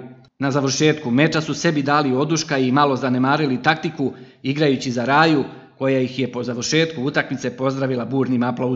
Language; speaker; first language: Serbian; native; Serbian